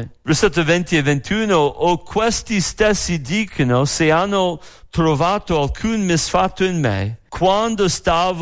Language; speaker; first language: Italian; non-native, fluent; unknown